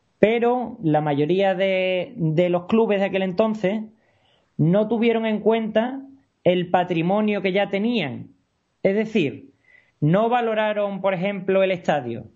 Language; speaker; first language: Spanish; native; Spanish